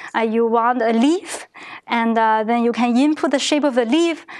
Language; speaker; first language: English; non-native, fluent; Chinese